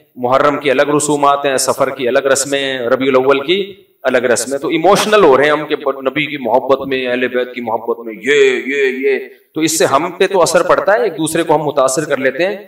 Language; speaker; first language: Urdu; native; Urdu